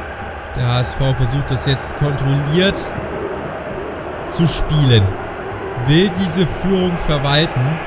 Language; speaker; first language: German; native; German